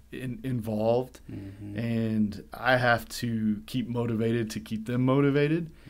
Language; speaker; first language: English; native; English